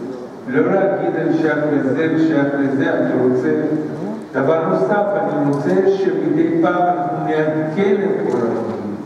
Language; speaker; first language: Hebrew; early bilingual, other home language; Spanish